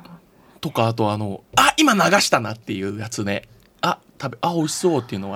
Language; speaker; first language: Japanese; native; Japanese